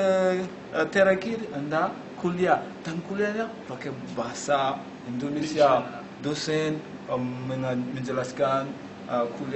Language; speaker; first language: Indonesian; non-native, learner; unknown